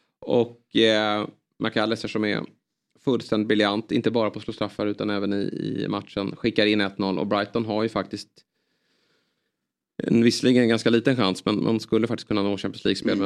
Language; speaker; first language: Swedish; native; Swedish